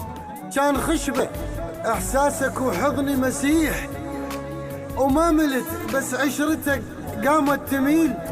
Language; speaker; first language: Arabic; native; Arabic